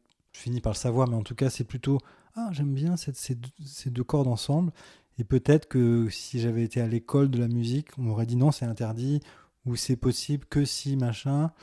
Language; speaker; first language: French; native; French